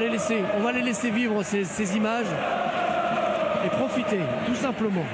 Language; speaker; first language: French; native; French